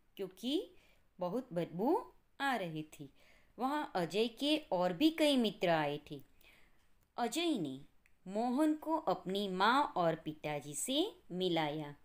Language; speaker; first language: Hindi; non-native, local second language; Gujarati